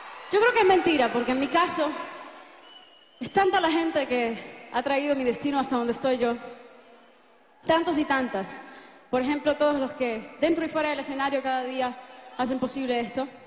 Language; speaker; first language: Spanish; native; Spanish